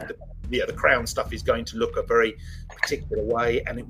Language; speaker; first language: English; native; English